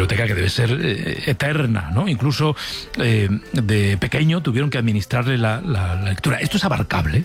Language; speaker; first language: Spanish; native; Spanish